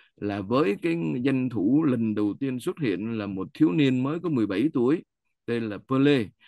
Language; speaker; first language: Vietnamese; native; Vietnamese